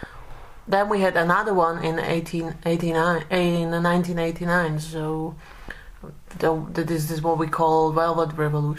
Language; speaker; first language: English; non-native, fluent; Slovak